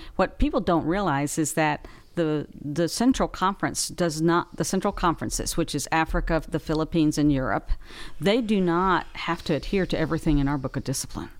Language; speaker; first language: English; native; English